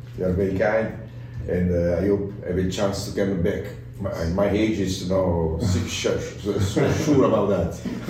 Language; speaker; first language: English; non-native, learner; Italian